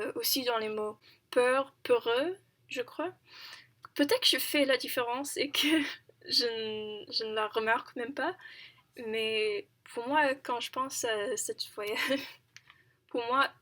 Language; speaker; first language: French; non-native, fluent; English